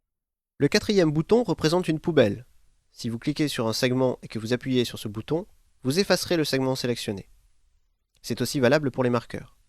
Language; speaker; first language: French; native; French